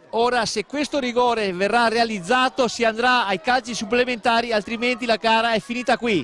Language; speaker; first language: Italian; native; Italian